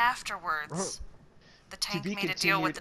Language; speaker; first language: English; native; English